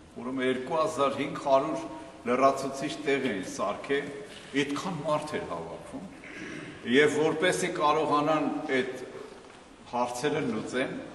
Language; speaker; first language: Armenian; native; Armenian